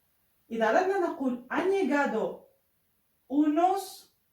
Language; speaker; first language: Spanish; non-native, fluent; Arabic